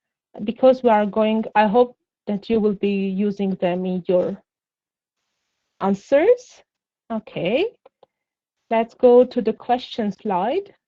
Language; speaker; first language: English; non-native, fluent; Armenian